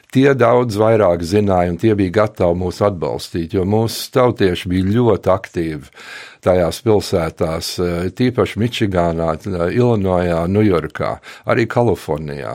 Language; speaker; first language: Latvian; early bilingual, heritage; Latvian